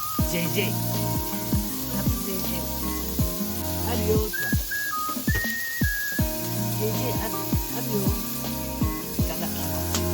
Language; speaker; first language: Japanese; native; Japanese